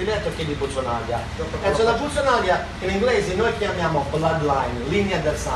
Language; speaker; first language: Italian; non-native, fluent; English